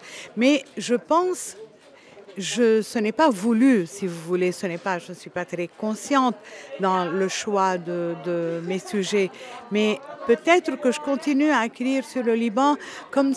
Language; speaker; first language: French; non-native, local second language; Arabic